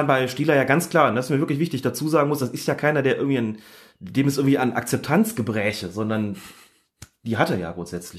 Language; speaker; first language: German; native; German